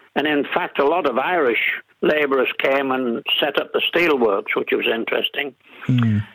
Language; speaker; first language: English; native; English